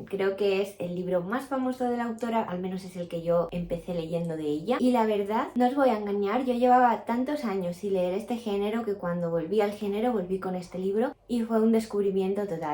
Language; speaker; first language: Spanish; native; Spanish